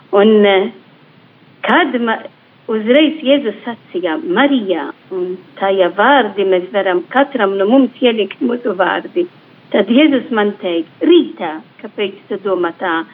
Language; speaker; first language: Latvian; non-native, fluent; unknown